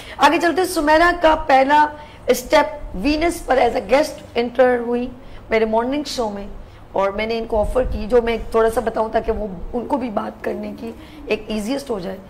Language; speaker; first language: Urdu; native; Urdu